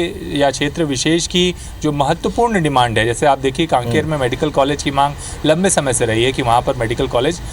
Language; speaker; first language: Hindi; native; Hindi